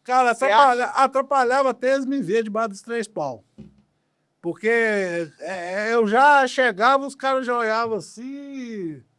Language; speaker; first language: Portuguese; native; Portuguese